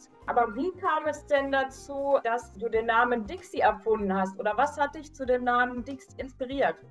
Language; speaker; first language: German; native; German